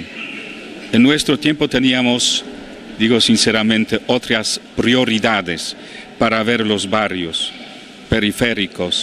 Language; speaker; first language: Spanish; non-native, fluent; Polish